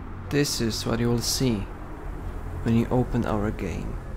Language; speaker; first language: English; non-native, fluent; Polish